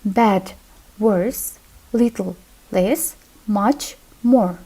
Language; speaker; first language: English; non-native, fluent; Kazakh